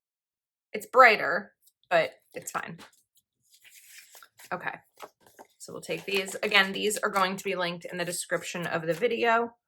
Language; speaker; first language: English; native; English